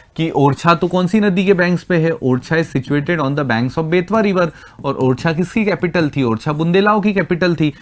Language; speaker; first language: Hindi; native; Hindi